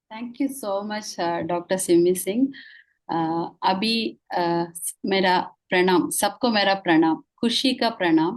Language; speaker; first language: Hindi; non-native, local second language; Malayalam